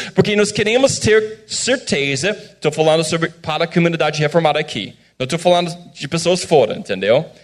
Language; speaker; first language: Portuguese; non-native, fluent; English